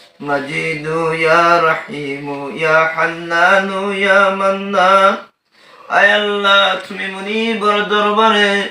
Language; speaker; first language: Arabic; non-native, fluent; Bangla